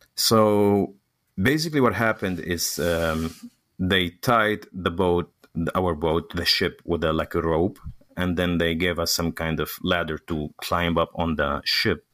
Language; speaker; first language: English; non-native, fluent; Arabic